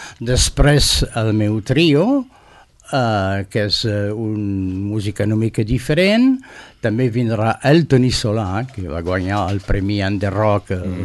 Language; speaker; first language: Catalan; non-native, learner; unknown